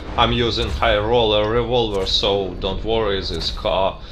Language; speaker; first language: English; non-native, fluent; Russian